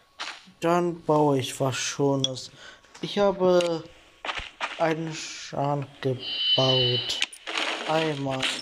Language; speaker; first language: German; non-native, learner; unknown